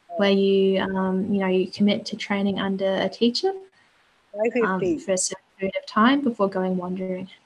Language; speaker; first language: English; native; English